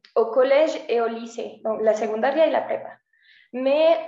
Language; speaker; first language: Spanish; non-native, fluent; French